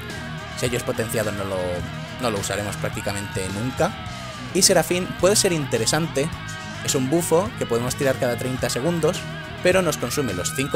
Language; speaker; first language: Spanish; native; Spanish